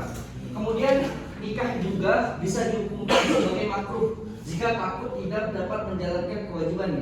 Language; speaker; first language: Indonesian; native; Indonesian